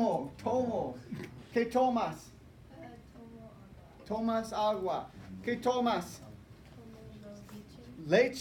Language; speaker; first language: Spanish; non-native, fluent; English